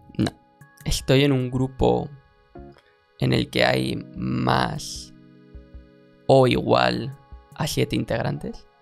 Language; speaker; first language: Spanish; native; Spanish